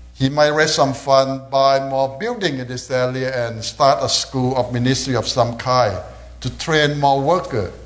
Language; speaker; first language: English; non-native, fluent; Thai